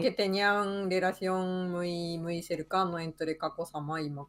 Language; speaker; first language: Spanish; non-native, fluent; Japanese